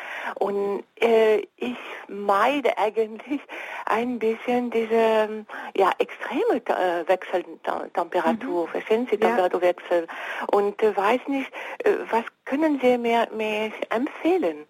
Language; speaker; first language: German; non-native, fluent; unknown